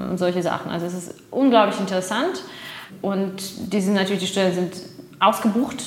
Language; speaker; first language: German; non-native, fluent; Russian